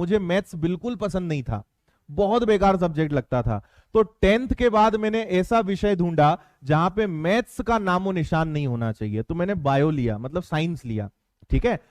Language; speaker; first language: Hindi; native; Hindi